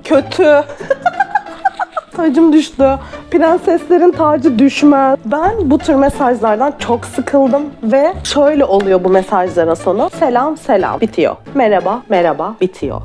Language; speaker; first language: Turkish; native; Turkish